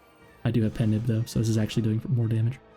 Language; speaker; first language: English; native; English